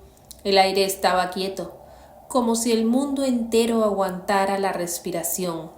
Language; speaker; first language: Spanish; native; Spanish